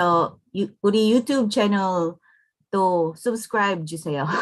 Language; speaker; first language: Korean; non-native, learner; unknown